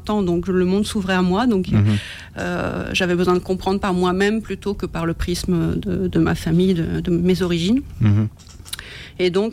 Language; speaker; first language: French; native; French